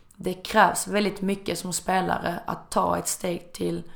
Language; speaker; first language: Swedish; native; Swedish